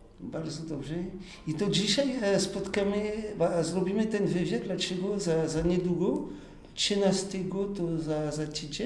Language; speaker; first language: Polish; non-native, learner; French